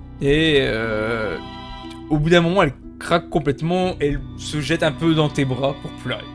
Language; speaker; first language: French; native; French